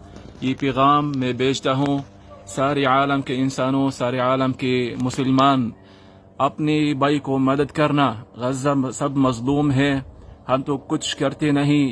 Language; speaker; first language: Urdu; non-native, learner; Arabic